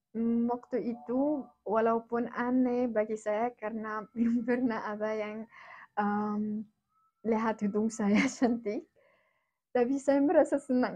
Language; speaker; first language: Indonesian; non-native, fluent; Arabic